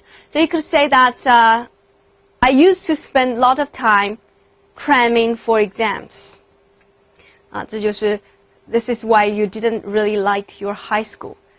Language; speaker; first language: English; non-native, fluent; Chinese